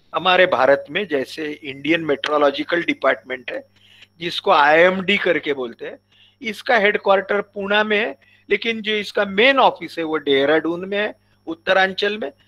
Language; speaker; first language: Hindi; non-native, local second language; Marathi